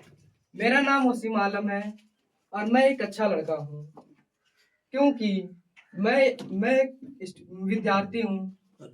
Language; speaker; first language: Hindi; native; Hindi